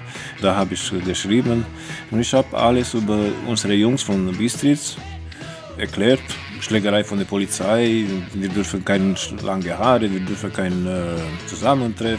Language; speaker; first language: German; non-native, fluent; Romanian